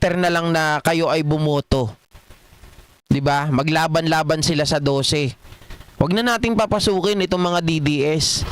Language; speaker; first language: Filipino; native; Filipino